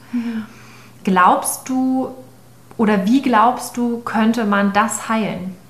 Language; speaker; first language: German; native; German